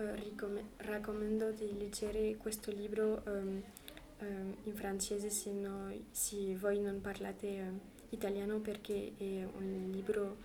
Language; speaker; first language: Italian; non-native, learner; French